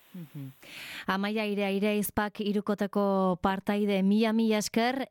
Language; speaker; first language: Basque; native; Basque